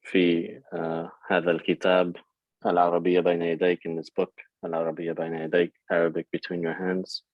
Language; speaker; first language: Arabic; non-native, fluent; English